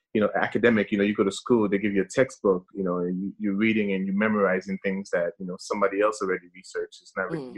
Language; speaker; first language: English; early bilingual, other home language; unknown